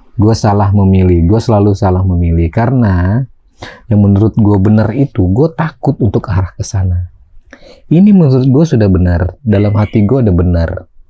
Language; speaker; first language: Indonesian; native; Indonesian